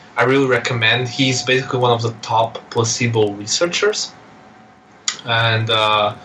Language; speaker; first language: English; non-native, fluent; Portuguese